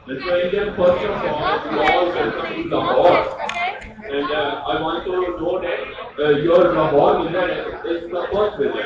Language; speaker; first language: English; non-native, local second language; Urdu